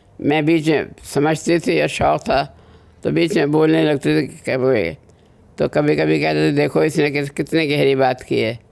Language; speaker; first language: Urdu; native; Urdu